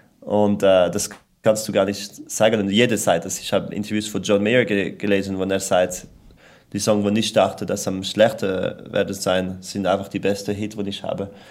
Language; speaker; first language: German; non-native, local second language; French